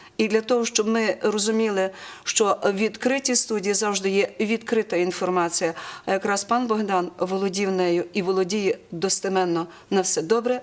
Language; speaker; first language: Ukrainian; native; Ukrainian